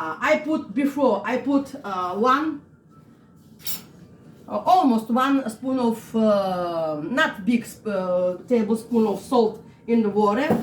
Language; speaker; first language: English; non-native, learner; Russian